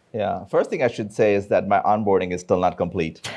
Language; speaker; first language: English; non-native, local second language; Tamil